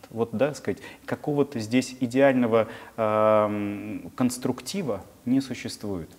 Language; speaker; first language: Russian; native; Russian